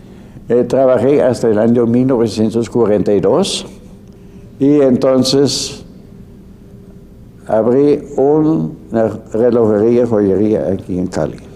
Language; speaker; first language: Spanish; non-native, fluent; German